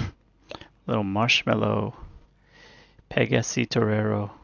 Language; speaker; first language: English; native; English